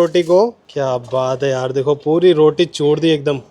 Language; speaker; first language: Hindi; native; Hindi